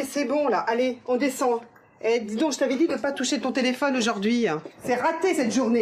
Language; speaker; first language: French; native; French